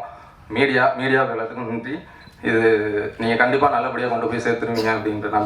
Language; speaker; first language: Tamil; native; Tamil